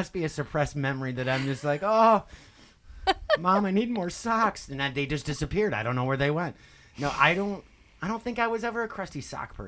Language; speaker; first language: English; native; English